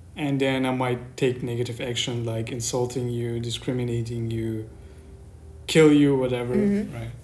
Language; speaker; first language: English; non-native, fluent; Persian